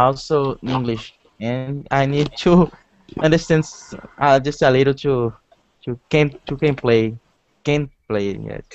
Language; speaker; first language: English; non-native, learner; Portuguese